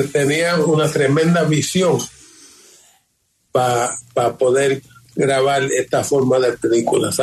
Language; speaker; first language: Spanish; early bilingual, heritage; Spanish